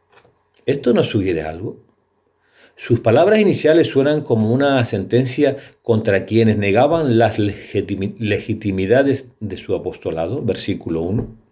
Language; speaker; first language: Spanish; native; Spanish